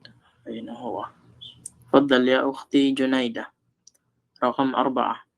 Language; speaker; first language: Arabic; non-native, fluent; Filipino